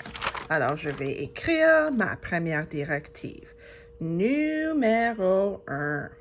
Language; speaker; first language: French; non-native, fluent; English